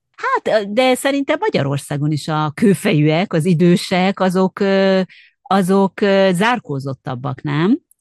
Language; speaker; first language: Hungarian; native; Hungarian